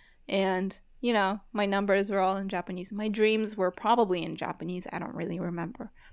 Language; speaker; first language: English; early bilingual, other home language; Japanese